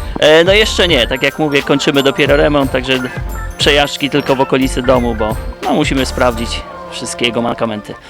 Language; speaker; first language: Polish; native; Polish